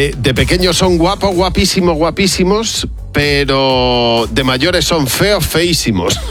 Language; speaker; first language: Spanish; native; Spanish